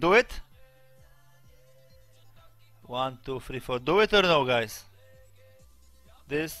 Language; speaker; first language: English; non-native, learner; Polish